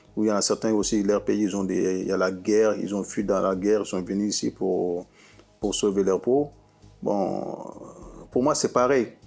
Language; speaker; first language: French; non-native, fluent; Soninke